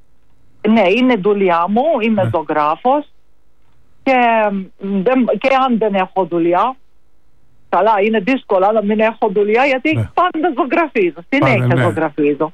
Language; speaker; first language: Greek; non-native, learner; Maltese